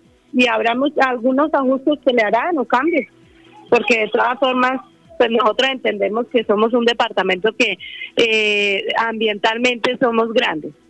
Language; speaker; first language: Spanish; native; Spanish